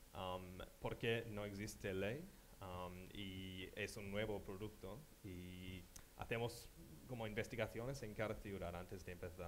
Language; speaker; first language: Spanish; non-native, fluent; English